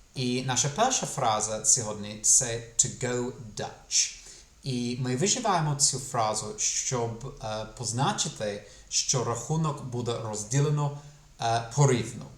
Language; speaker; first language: Ukrainian; non-native, fluent; English